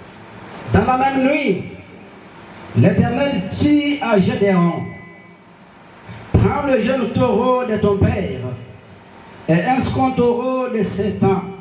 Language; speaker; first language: French; non-native, local second language; Lingala